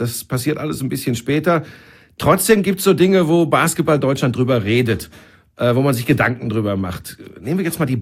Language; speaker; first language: German; native; German